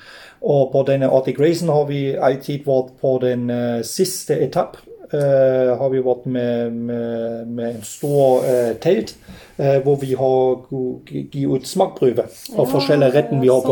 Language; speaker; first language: Norwegian; non-native, fluent; German